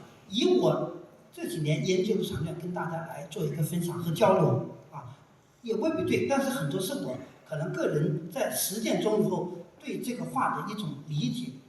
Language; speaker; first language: Chinese; native; Chinese